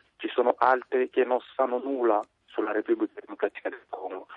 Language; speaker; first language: Italian; non-native, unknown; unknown